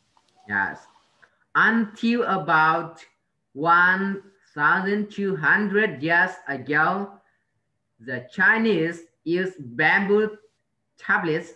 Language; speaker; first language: English; non-native, learner; Vietnamese